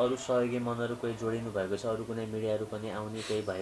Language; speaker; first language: Nepali; native; Nepali